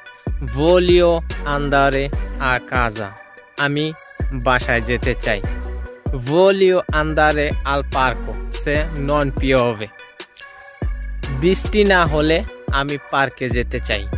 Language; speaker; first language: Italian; non-native, fluent; Bangla